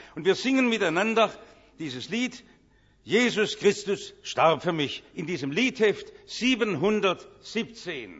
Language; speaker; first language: German; native; German